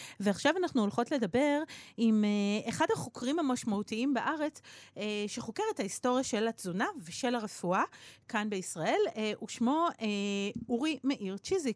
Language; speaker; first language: Hebrew; native; Hebrew